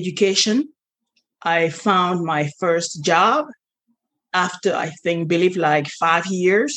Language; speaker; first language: English; non-native, local second language; French